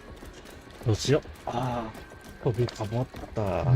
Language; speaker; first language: Japanese; native; Japanese